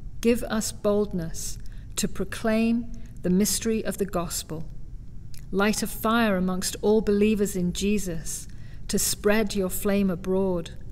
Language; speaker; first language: English; native; English